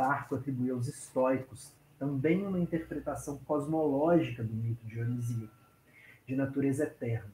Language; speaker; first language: Portuguese; native; Portuguese